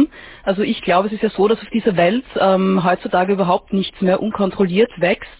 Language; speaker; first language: German; native; German